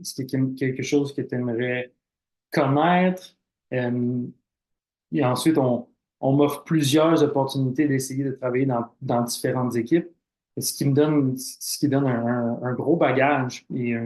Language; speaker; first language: French; native; French